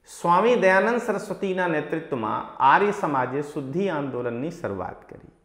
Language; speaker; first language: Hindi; non-native, local second language; Gujarati